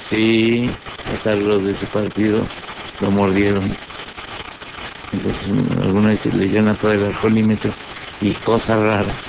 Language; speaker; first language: Spanish; native; Spanish